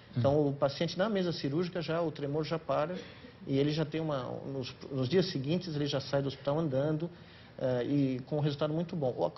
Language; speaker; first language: Portuguese; native; Portuguese